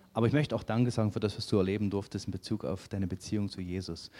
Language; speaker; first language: German; native; German